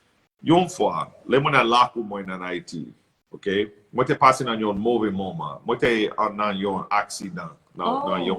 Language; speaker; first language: Haitian Creole; non-native, learner; English